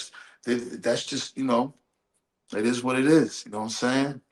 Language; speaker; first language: English; native; English